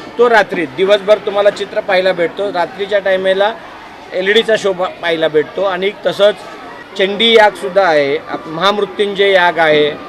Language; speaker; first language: Marathi; non-native, local second language; Telugu